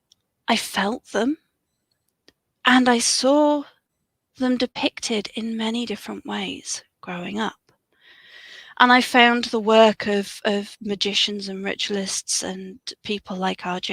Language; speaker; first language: English; native; English